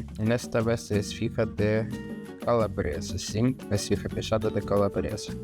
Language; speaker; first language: Portuguese; non-native, fluent; Russian